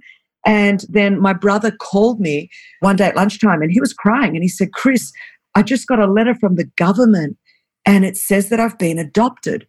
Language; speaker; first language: English; non-native, local second language; Greek